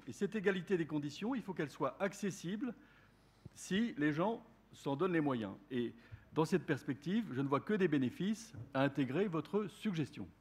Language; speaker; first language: French; native; French